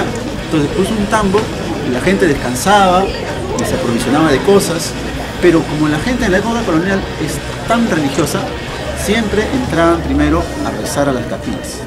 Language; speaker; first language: Spanish; native; Spanish